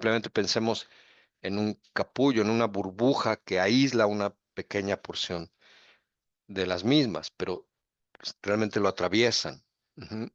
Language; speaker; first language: Spanish; native; Spanish